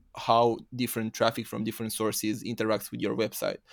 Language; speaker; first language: English; non-native, fluent; Romanian